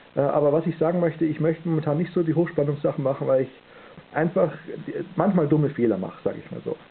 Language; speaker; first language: German; native; German